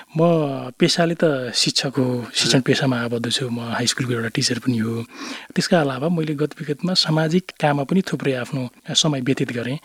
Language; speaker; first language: Nepali; non-native, local second language; Rana Tharu